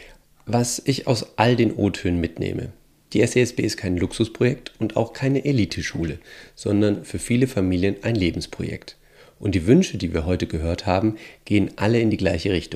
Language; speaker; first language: German; native; German